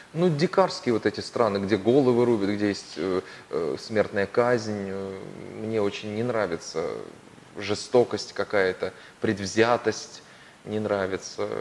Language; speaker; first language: Russian; native; Russian